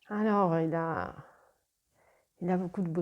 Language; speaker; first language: French; non-native, fluent; Portuguese